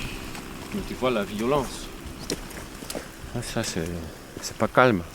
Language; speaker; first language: French; non-native, fluent; Dutch